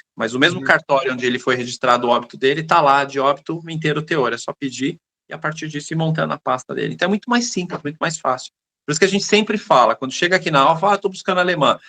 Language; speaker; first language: Portuguese; native; Portuguese